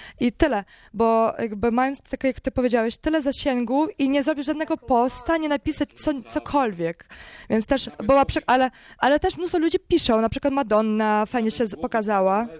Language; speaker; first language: Polish; non-native, learner; Ukrainian